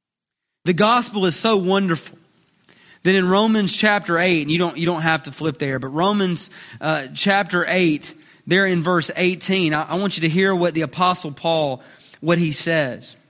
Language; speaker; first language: English; native; English